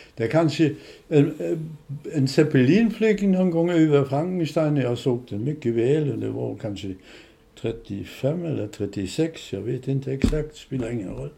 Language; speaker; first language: Swedish; non-native, fluent; German